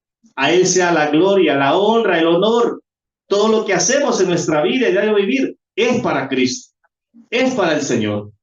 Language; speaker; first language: Spanish; native; Spanish